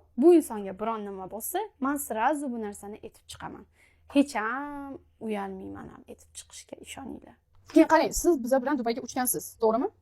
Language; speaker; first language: Uzbek; non-native, local second language; Tajik